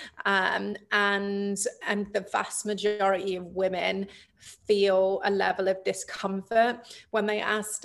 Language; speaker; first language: English; native; English